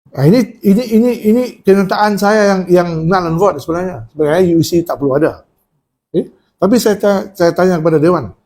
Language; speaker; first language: Malay; native; Malay